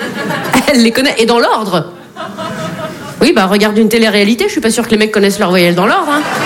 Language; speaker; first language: French; native; French